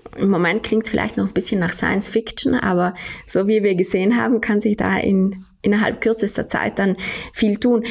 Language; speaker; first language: German; native; German